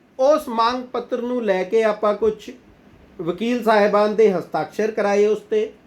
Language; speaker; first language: Punjabi; non-native, local second language; Hindi